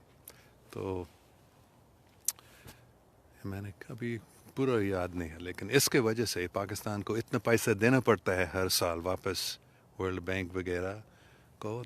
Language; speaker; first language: Urdu; non-native, fluent; English